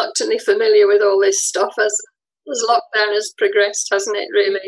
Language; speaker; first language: English; native; English